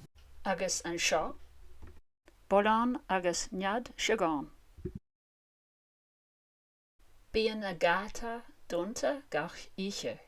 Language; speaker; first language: Irish; non-native, learner; English